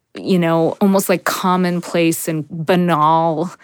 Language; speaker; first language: English; native; English